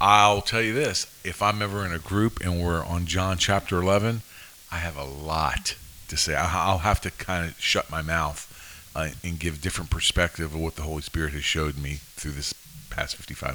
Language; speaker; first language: English; native; English